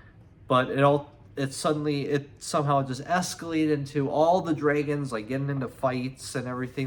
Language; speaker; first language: English; native; English